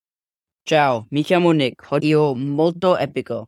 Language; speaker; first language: Italian; non-native, learner; English